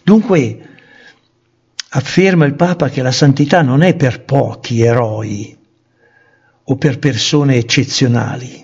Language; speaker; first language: Italian; native; Italian